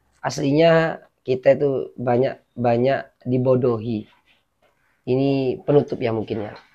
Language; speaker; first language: Indonesian; native; Indonesian